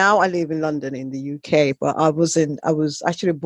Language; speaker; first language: English; non-native, local second language; Yoruba